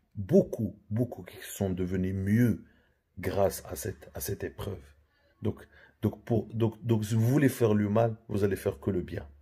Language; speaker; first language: French; non-native, local second language; Arabic